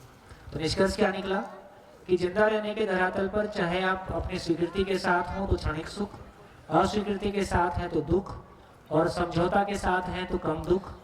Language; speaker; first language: Hindi; native; Hindi